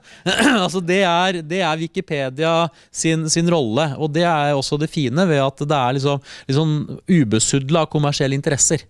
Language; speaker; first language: Norwegian; native; Norwegian